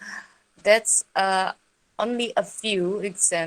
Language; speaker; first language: English; non-native, learner; Indonesian